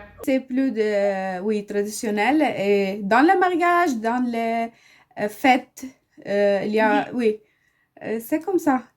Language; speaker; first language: French; non-native, learner; Arabic